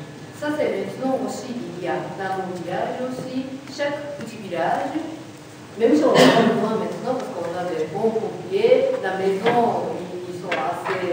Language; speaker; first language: French; non-native, learner; Japanese